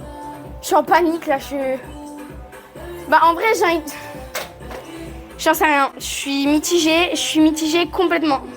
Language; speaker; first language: French; native; French